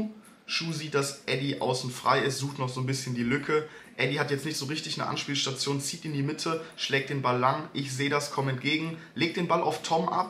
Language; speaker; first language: German; native; German